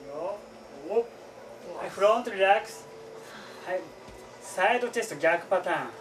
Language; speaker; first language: Japanese; native; Japanese